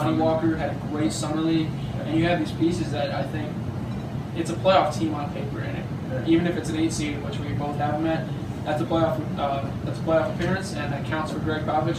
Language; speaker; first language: English; native; English